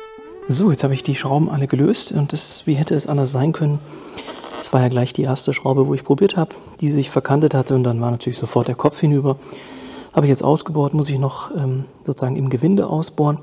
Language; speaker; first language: German; native; German